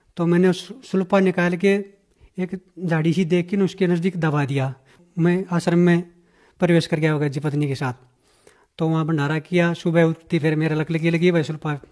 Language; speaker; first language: Hindi; native; Hindi